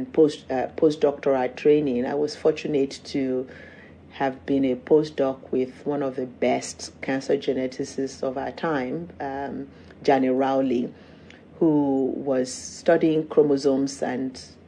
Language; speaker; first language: English; non-native, local second language; Yoruba